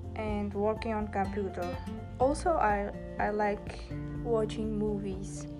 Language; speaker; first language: English; non-native, learner; Uzbek